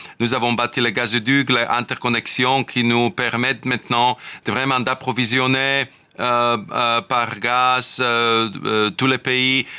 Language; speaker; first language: French; non-native, fluent; Slovak